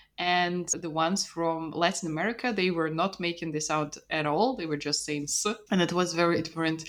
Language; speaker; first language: English; non-native, fluent; Russian